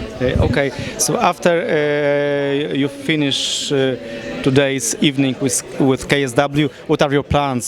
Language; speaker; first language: English; non-native, fluent; Polish